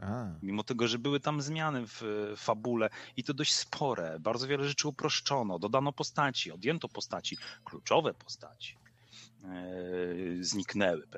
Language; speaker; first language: Polish; native; Polish